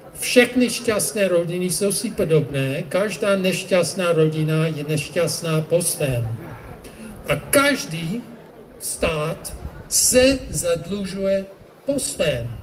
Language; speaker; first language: Czech; non-native, fluent; English